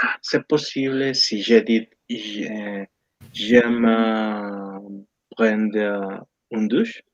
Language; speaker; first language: French; non-native, learner; Spanish